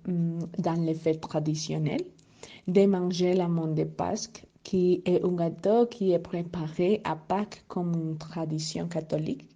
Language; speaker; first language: French; non-native, learner; Spanish